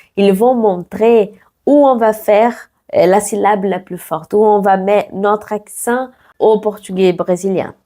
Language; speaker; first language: French; non-native, fluent; Portuguese